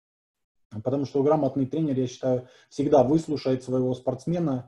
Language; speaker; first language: Russian; native; Russian